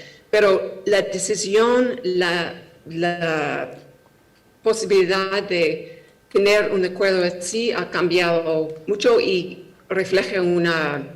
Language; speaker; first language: Spanish; non-native, fluent; English